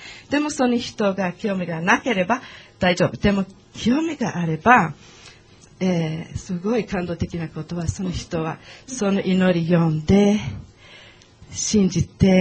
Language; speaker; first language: Japanese; non-native, learner; English